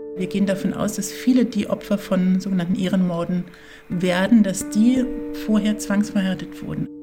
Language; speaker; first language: German; native; German